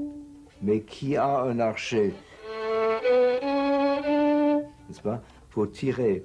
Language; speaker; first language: French; non-native, fluent; English